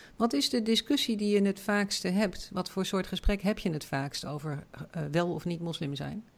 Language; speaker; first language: Dutch; native; Dutch